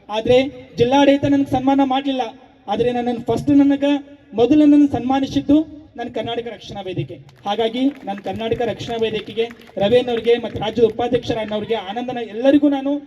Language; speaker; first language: Kannada; native; Kannada